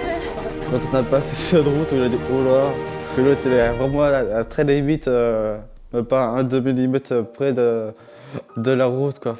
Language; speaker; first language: French; native; French